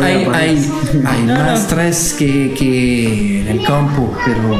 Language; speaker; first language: Spanish; non-native, learner; French